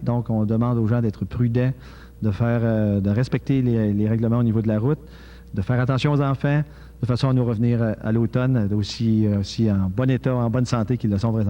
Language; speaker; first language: French; native; French